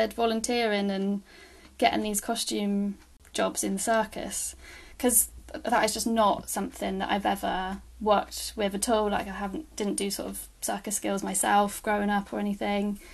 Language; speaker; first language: English; native; English